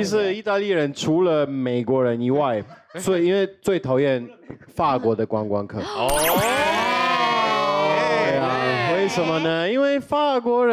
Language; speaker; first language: Chinese; non-native, learner; Italian